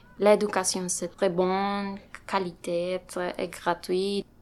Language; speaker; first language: French; non-native, learner; Spanish